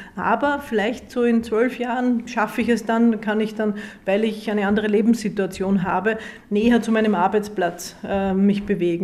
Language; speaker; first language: German; native; German